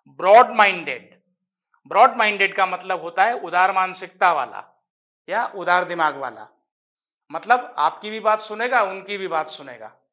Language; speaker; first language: Hindi; native; Hindi